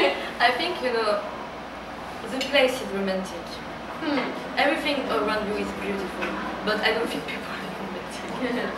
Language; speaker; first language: English; non-native, learner; French